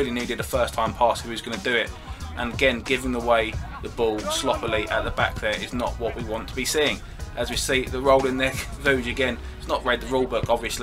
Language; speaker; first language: English; native; English